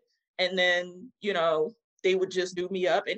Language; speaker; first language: English; native; English